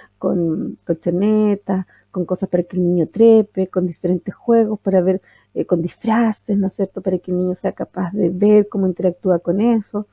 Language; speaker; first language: Spanish; native; Spanish